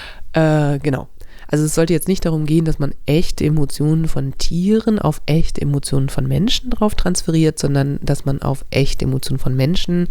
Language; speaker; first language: German; native; German